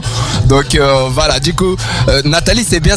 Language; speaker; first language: French; native; French